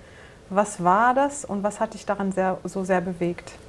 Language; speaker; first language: German; native; German